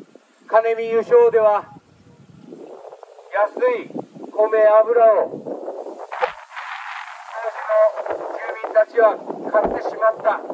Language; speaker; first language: Japanese; native; Japanese